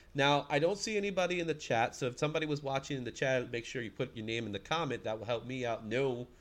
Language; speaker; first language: English; native; English